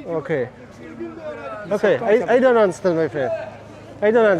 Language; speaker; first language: English; non-native, learner; Mongolian